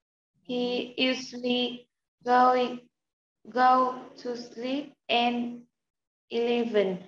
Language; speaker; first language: English; non-native, learner; Vietnamese